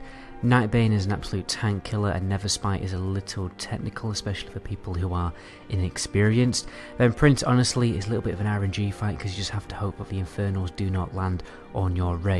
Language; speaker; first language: English; native; English